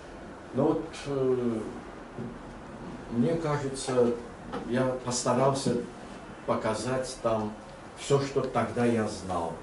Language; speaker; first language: Russian; non-native, local second language; Azerbaijani